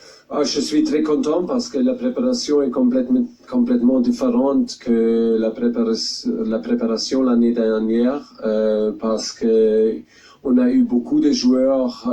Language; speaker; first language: French; non-native, fluent; German